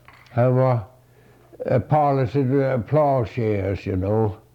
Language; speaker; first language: English; non-native, fluent; Swedish